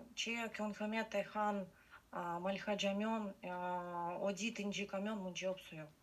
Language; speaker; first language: Korean; non-native, learner; Russian